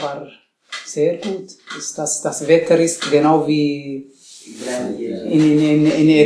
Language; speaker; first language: German; non-native, learner; Tigrinya